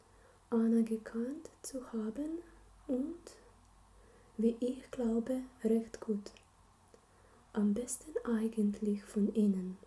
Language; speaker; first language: German; non-native, learner; Slovenian